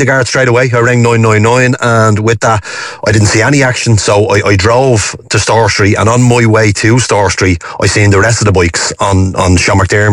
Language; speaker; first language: English; native; English